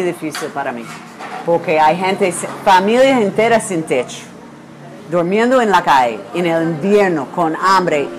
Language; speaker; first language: Spanish; non-native, fluent; English